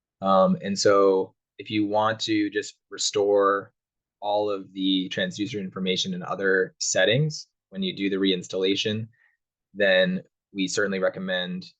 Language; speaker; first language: English; native; English